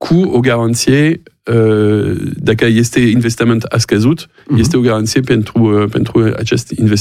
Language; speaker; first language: Romanian; non-native, learner; French